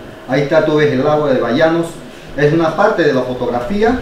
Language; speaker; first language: Spanish; non-native, local second language; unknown